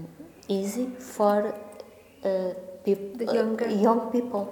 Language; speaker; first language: English; non-native, learner; Portuguese